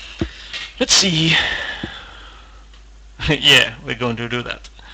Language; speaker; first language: English; non-native, fluent; Swedish